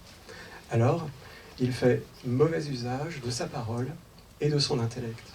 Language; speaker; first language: French; native; French